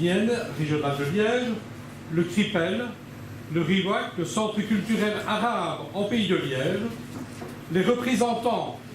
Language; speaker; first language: French; native; French